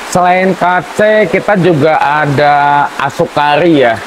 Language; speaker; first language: Indonesian; native; Indonesian